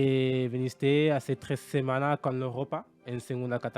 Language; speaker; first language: Spanish; non-native, learner; French